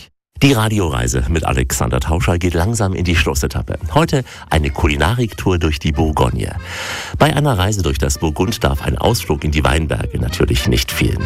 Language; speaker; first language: German; native; German